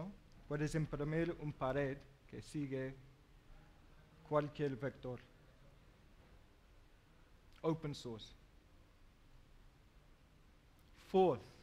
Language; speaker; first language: Spanish; non-native, learner; English